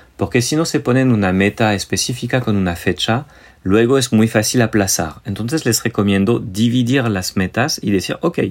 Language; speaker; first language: Spanish; non-native, fluent; French